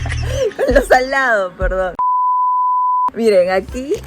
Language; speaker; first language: Spanish; native; Spanish